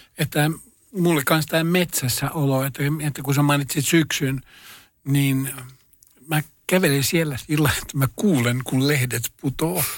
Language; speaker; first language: Finnish; non-native, local second language; Swedish